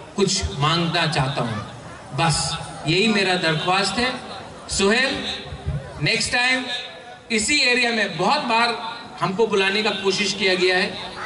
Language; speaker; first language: Hindi; non-native, local second language; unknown